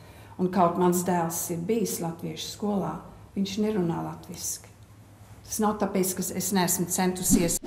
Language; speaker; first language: Latvian; early bilingual, heritage; Latvian